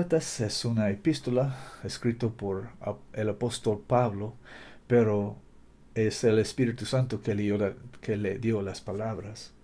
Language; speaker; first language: Spanish; non-native, fluent; English